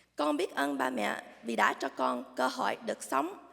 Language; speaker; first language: Vietnamese; early bilingual, heritage; Vietnamese